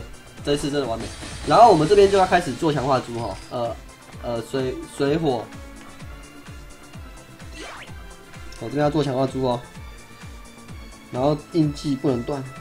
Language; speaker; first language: Chinese; native; Chinese